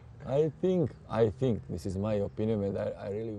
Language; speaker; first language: English; non-native, fluent; Serbian